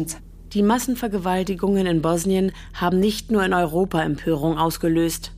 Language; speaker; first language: German; native; German